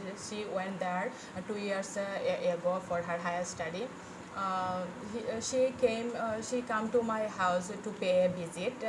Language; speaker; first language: English; non-native, fluent; Bangla